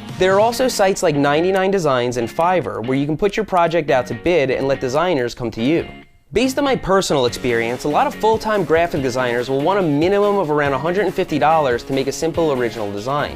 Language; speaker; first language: English; native; English